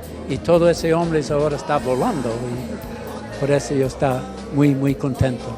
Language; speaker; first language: Spanish; non-native, learner; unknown